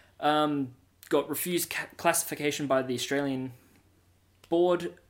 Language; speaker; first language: English; native; English